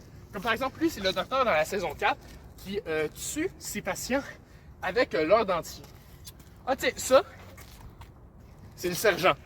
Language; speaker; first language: French; native; French